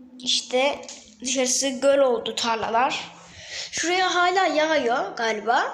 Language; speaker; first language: Turkish; native; Turkish